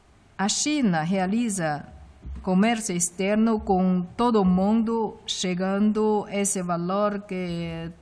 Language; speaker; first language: Portuguese; non-native, fluent; Chinese